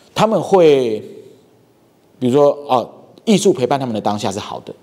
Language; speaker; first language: Chinese; native; Chinese